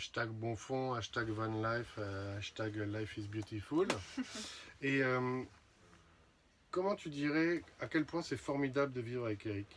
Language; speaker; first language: French; native; French